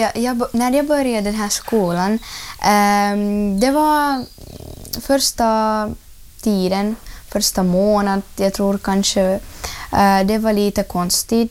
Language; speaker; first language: Swedish; early bilingual, other home language; Ukrainian